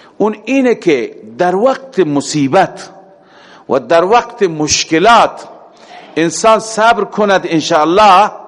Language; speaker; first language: Persian; native; Persian